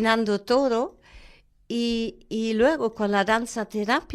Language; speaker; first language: Spanish; non-native, fluent; German